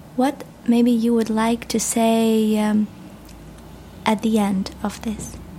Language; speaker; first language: English; non-native, fluent; Latvian